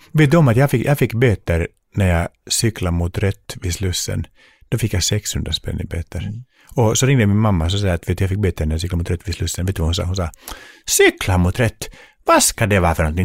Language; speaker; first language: Swedish; native; Swedish